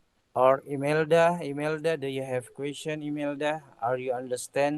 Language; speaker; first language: English; non-native, learner; Indonesian